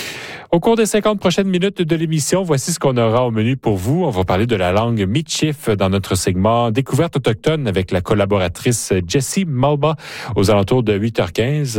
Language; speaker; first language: French; native; French